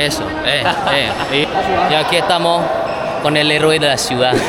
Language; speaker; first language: Spanish; non-native, fluent; Indonesian